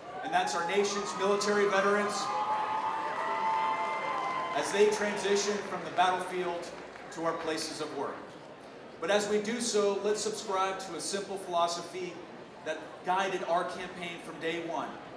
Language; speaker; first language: English; early bilingual, other home language; Spanish